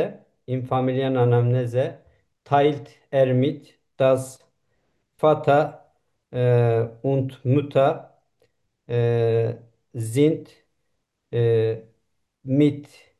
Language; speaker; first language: German; non-native, learner; Turkish